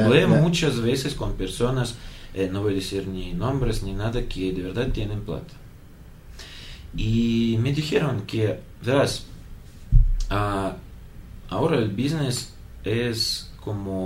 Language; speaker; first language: Spanish; non-native, learner; Russian